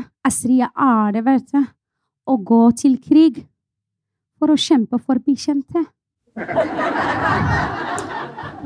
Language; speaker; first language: Norwegian; non-native, fluent; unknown